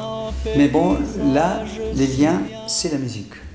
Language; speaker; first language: French; non-native, fluent; Spanish